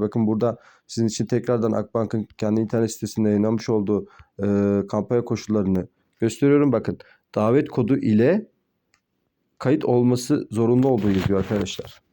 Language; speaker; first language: Turkish; native; Turkish